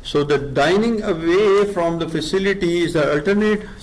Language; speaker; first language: English; non-native, local second language; Urdu